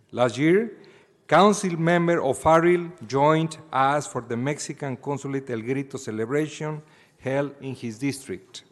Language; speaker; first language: English; non-native, fluent; Spanish